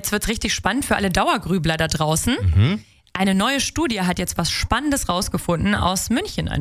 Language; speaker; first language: German; native; German